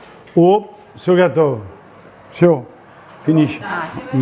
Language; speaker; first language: Russian; non-native, learner; French